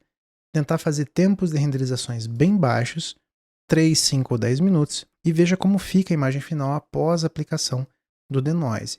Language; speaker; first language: Portuguese; native; Portuguese